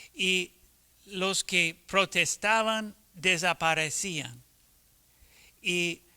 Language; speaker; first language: Spanish; non-native, fluent; English